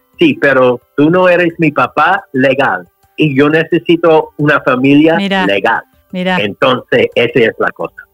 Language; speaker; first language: Spanish; non-native, learner; English